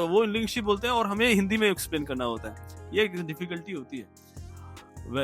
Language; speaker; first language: Hindi; native; Hindi